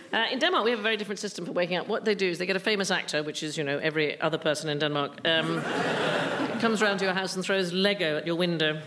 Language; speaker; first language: English; native; English